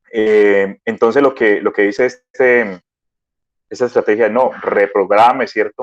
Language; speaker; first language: Spanish; native; Spanish